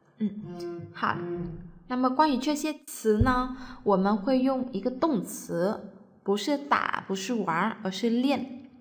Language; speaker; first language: Chinese; non-native, fluent; Vietnamese